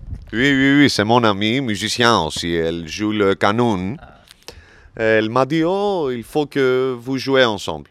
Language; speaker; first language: French; non-native, learner; Greek